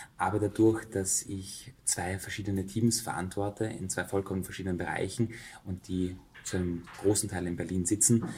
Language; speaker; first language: German; native; German